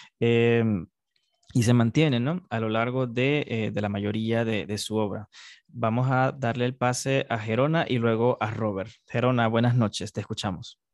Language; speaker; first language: Spanish; native; Spanish